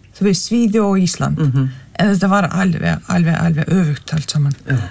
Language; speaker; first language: Icelandic; non-native, fluent; Lithuanian